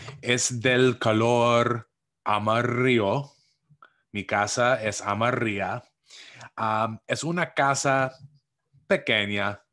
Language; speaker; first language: Spanish; non-native, fluent; English